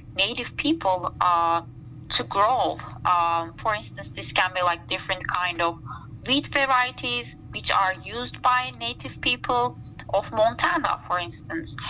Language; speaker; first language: English; non-native, fluent; Turkish